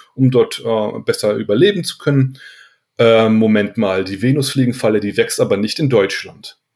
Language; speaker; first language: German; native; German